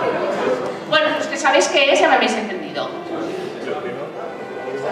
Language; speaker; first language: Spanish; native; Spanish